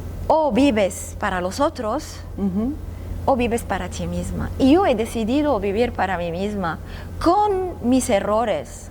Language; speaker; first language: Spanish; non-native, fluent; Arabic